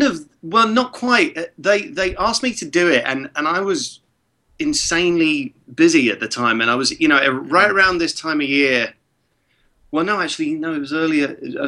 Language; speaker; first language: English; early bilingual, other home language; Czech